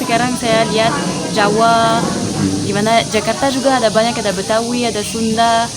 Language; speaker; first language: Indonesian; non-native, fluent; French